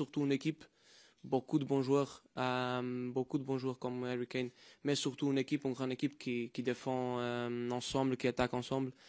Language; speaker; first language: French; non-native, fluent; Portuguese